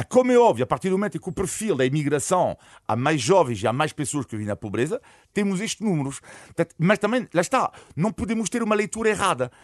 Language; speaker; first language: Portuguese; non-native, fluent; French